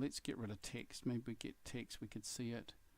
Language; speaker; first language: English; native; English